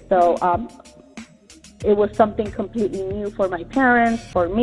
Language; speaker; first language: English; early bilingual, other home language; Spanish